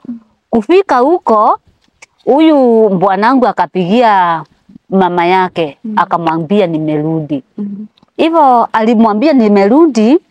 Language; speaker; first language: Swahili; non-native, local second language; Kikuyu